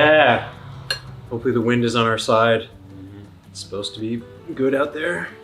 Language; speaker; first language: English; native; English